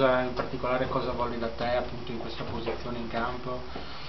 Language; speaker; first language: Italian; native; Italian